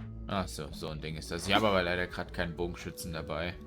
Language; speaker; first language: German; native; German